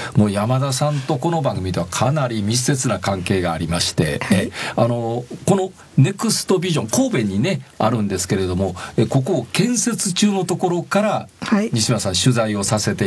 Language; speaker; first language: Japanese; native; Japanese